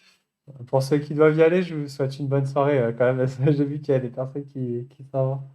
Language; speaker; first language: French; native; French